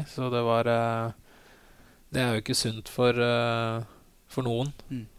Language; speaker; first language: Norwegian; native; Norwegian